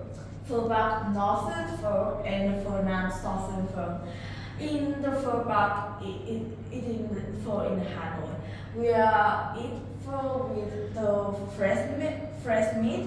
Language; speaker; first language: English; non-native, learner; Vietnamese